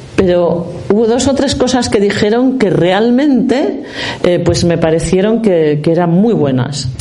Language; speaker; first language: Spanish; native; Spanish